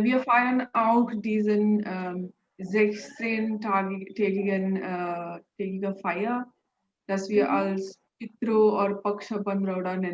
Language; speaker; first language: German; non-native, learner; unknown